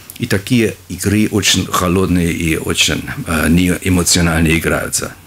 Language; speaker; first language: Russian; non-native, fluent; German